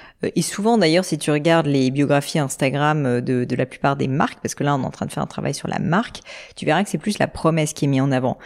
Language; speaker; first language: French; native; French